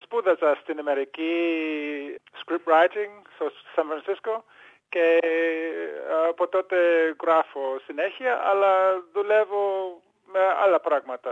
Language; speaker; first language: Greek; early bilingual, heritage; English